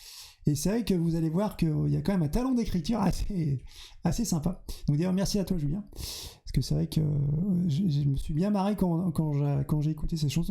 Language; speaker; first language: French; native; French